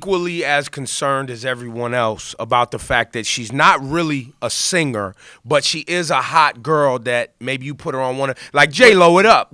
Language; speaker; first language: English; native; English